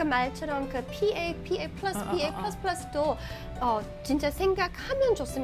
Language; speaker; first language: Korean; non-native, fluent; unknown